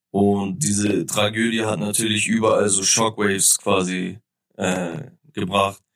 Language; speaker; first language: German; early bilingual, other home language; Turkish